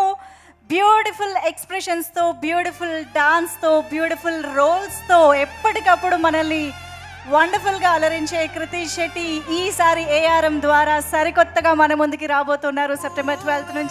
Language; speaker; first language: Telugu; native; Telugu